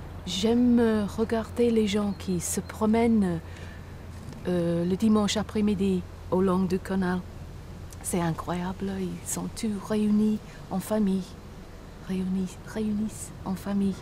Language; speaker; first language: French; non-native, fluent; English